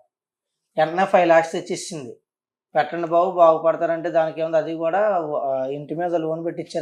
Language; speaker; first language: Telugu; native; Telugu